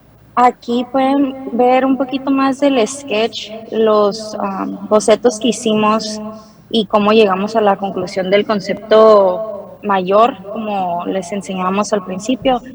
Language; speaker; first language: Spanish; early bilingual, heritage; Spanish